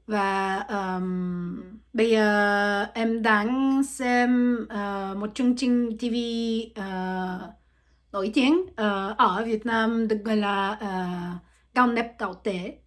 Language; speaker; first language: Vietnamese; non-native, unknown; French